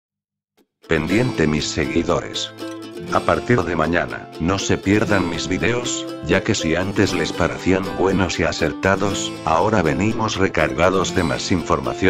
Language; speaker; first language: Spanish; native; Spanish